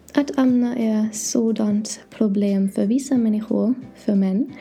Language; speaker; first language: Swedish; non-native, learner; English